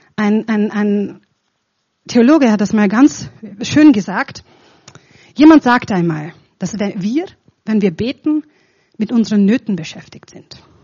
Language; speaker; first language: German; non-native, fluent; Romanian